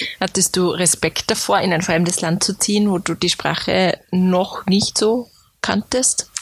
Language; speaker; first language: German; native; German